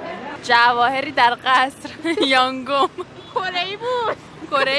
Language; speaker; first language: Persian; native; Persian